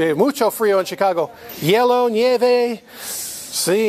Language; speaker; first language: Spanish; non-native, learner; English